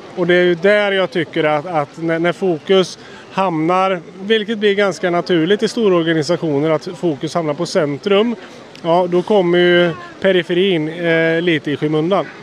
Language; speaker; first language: Swedish; native; Swedish